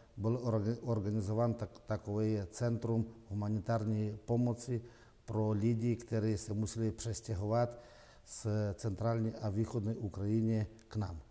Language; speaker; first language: Czech; non-native, fluent; Ukrainian